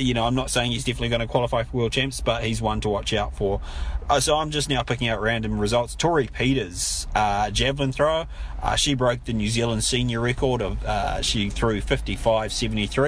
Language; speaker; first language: English; native; English